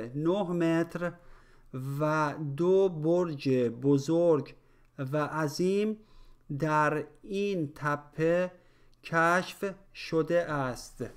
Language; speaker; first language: Persian; native; Persian